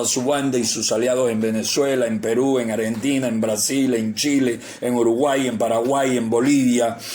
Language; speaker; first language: Spanish; native; Spanish